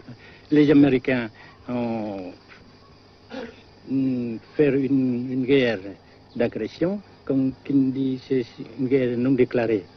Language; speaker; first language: French; non-native, fluent; Vietnamese